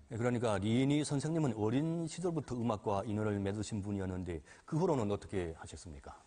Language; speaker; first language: Korean; native; Korean